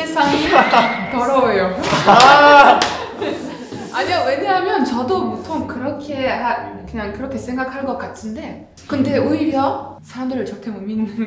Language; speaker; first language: Korean; non-native, fluent; French